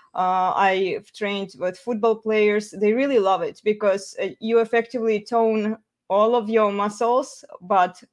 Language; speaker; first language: English; non-native, fluent; Russian